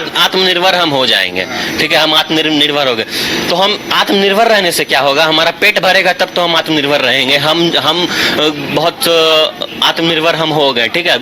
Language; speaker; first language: Hindi; native; Hindi